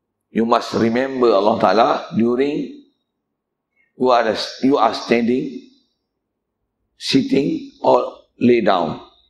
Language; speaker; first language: English; non-native, local second language; Malay